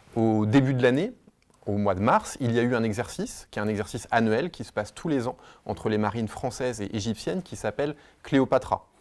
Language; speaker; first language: French; native; French